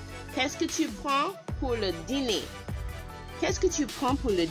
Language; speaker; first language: French; non-native, fluent; English